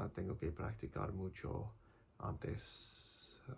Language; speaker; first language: Spanish; non-native, learner; English